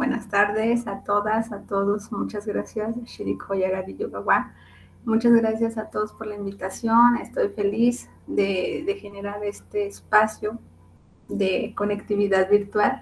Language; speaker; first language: Spanish; non-native, local second language; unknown